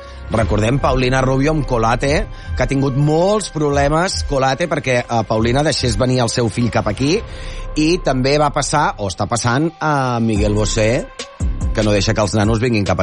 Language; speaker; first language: Catalan; native; Catalan